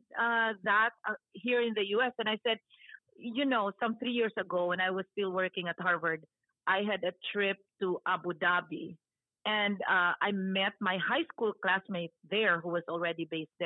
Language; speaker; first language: English; non-native, local second language; Cebuano